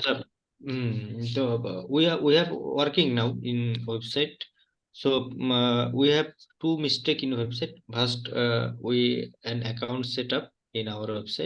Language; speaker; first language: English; non-native, learner; Bangla